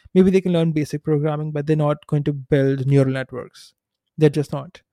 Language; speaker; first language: English; non-native, local second language; Hindi